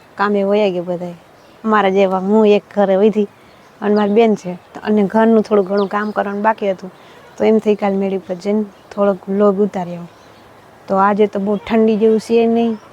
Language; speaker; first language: Gujarati; native; Gujarati